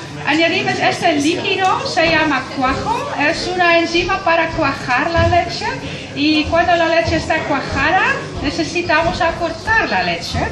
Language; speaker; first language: Spanish; non-native, fluent; Dutch